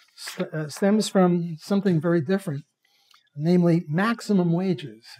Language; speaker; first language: English; native; English